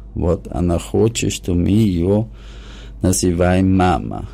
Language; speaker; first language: Ukrainian; non-native, learner; German